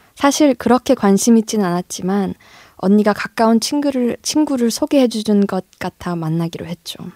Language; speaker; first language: Korean; early bilingual, heritage; Korean